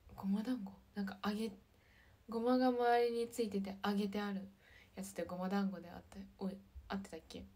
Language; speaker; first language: Japanese; native; Japanese